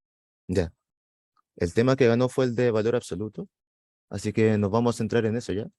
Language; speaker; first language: Spanish; native; Spanish